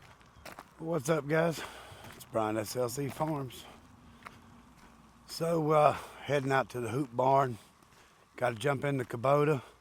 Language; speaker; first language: English; native; English